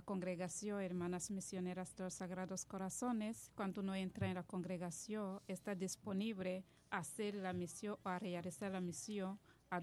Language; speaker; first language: Spanish; non-native, fluent; Kinyarwanda